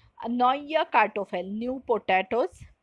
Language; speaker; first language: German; non-native, fluent; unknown